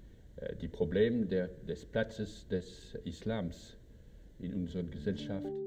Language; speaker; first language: German; non-native, fluent; French